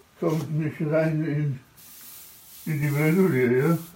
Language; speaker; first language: German; non-native, fluent; Polish